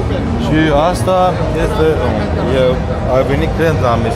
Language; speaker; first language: Romanian; non-native, learner; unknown